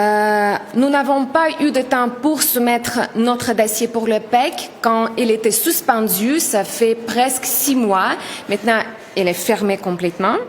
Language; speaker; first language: French; non-native, learner; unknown